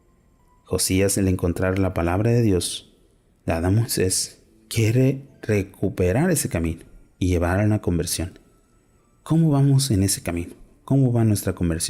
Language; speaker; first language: Spanish; native; Spanish